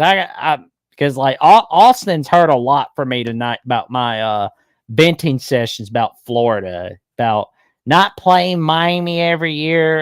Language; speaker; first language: English; native; English